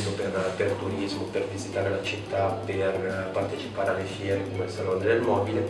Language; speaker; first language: Italian; native; Italian